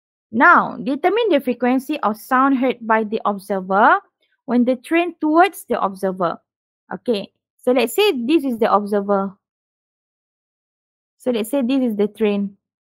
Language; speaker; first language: English; non-native, local second language; Malay